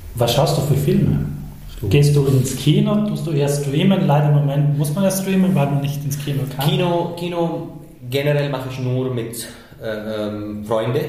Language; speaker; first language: German; non-native, fluent; Arabic